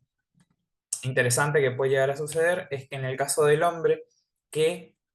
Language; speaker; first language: Spanish; native; Spanish